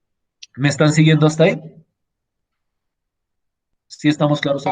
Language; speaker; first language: Spanish; native; Spanish